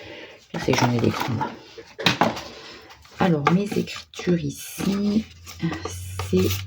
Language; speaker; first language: French; native; French